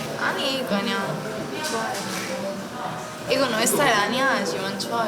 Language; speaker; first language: Korean; non-native, learner; Norwegian